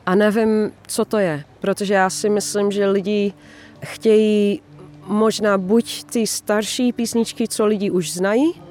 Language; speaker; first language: Czech; non-native, fluent; Dutch